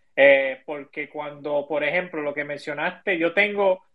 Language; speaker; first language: Spanish; early bilingual, heritage; Spanish